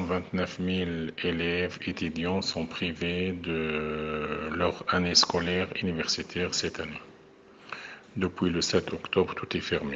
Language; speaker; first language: French; non-native, fluent; Arabic